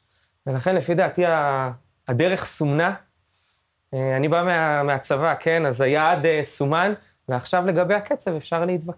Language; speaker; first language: Hebrew; native; Hebrew